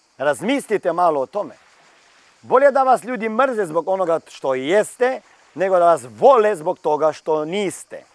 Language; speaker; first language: Croatian; early bilingual, heritage; Croatian